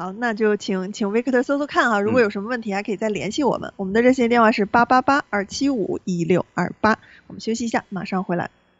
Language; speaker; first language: Chinese; native; Chinese